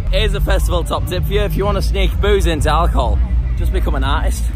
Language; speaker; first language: English; native; English